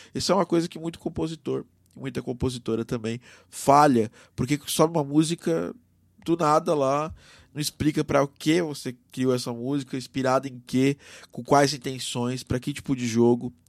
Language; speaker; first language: Portuguese; native; Portuguese